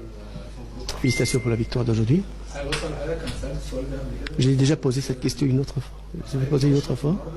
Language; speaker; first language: French; non-native, fluent; Arabic